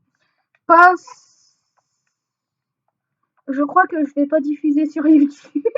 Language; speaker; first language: French; native; French